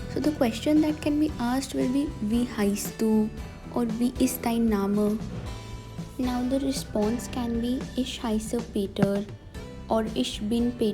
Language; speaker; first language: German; non-native, fluent; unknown